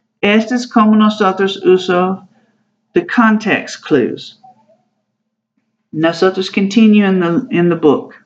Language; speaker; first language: Spanish; non-native, learner; English